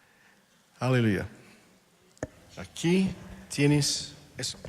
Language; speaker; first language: Spanish; non-native, fluent; English